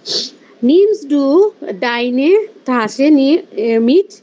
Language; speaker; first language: German; non-native, learner; Bangla